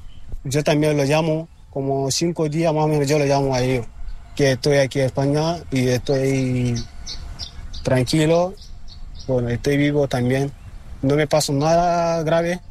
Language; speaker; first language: Spanish; non-native, learner; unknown